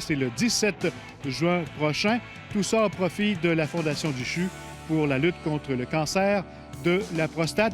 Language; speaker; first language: French; native; French